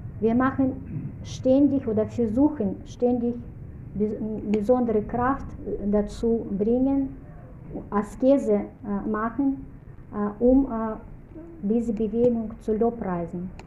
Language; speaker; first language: German; non-native, fluent; Russian